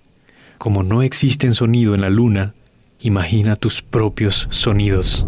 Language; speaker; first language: Spanish; native; Spanish